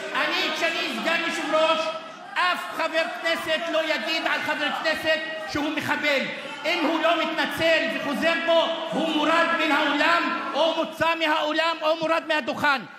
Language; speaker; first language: Hebrew; non-native, local second language; Arabic